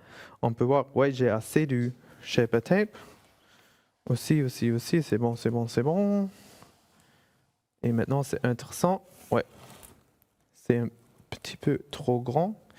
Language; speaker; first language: French; non-native, fluent; German